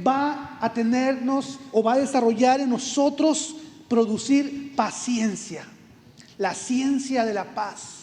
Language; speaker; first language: Spanish; native; Spanish